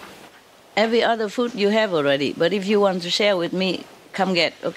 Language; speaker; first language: English; non-native, fluent; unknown